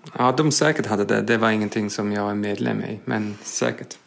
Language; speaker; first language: Swedish; non-native, fluent; English